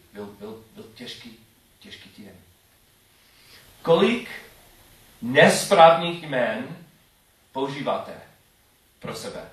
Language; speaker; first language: Czech; non-native, learner; English